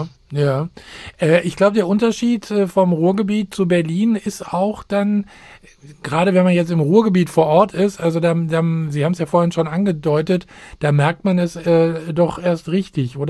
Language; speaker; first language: German; native; German